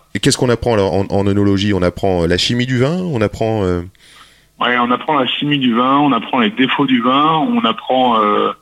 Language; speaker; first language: French; native; French